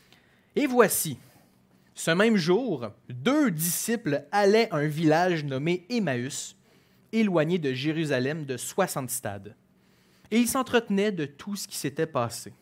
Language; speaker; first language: French; native; French